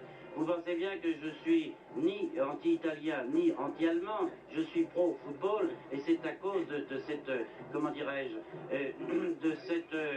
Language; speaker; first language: French; native; French